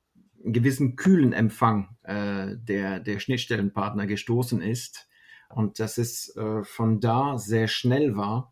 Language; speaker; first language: German; non-native, fluent; French